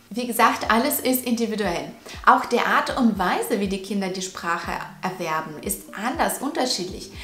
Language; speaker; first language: German; non-native, fluent; Russian